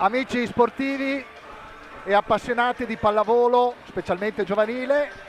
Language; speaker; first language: Italian; native; Italian